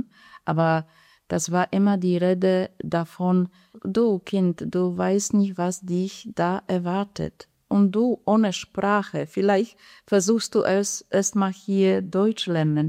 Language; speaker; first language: German; non-native, fluent; Polish